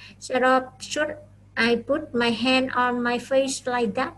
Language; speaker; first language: English; non-native, fluent; Vietnamese